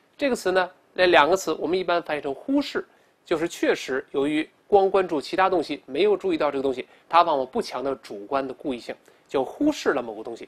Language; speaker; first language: Chinese; native; Chinese